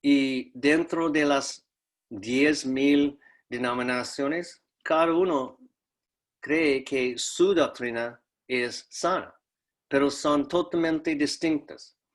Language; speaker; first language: Spanish; non-native, fluent; English